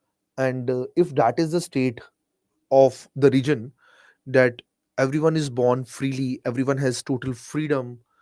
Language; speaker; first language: English; non-native, local second language; Hindi